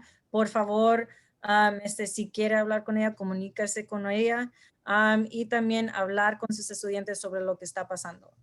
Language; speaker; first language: Spanish; early bilingual, heritage; Spanish